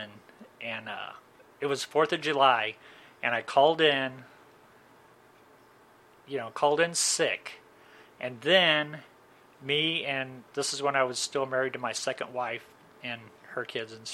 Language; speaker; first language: English; native; English